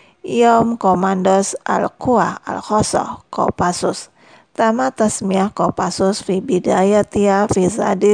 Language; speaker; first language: Arabic; non-native, fluent; Indonesian